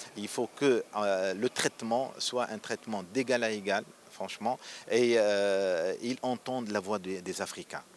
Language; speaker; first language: French; non-native, local second language; Arabic